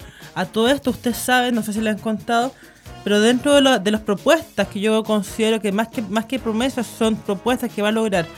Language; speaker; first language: Spanish; native; Spanish